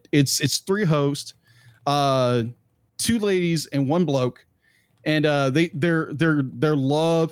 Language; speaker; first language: English; native; English